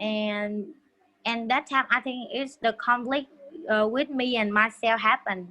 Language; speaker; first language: English; non-native, learner; Vietnamese